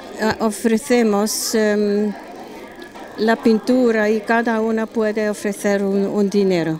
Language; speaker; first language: Spanish; non-native, learner; German